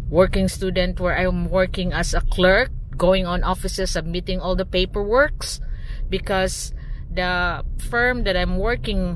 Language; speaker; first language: English; non-native, local second language; Cebuano